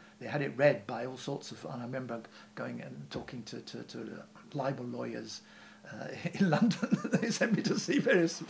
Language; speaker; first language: English; native; English